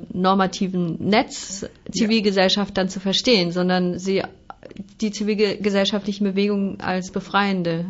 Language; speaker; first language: German; native; German